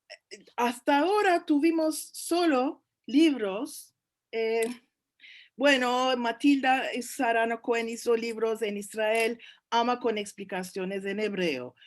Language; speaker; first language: Spanish; early bilingual, heritage; Turkish